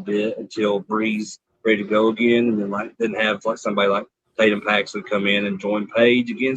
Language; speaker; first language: English; native; English